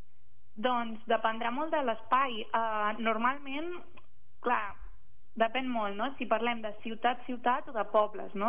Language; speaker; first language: Catalan; native; Catalan